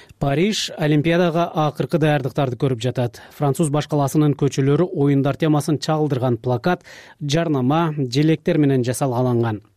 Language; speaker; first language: Kyrgyz; native; Kyrgyz